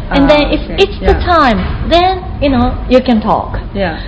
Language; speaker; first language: English; non-native, fluent; Japanese